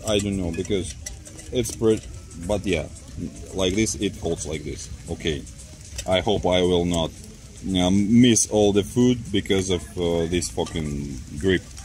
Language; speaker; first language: English; non-native, fluent; Russian